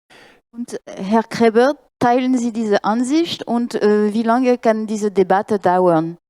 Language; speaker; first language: German; non-native, fluent; French